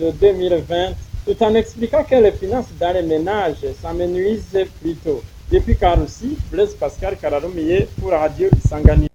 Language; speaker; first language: French; non-native, local second language; Rundi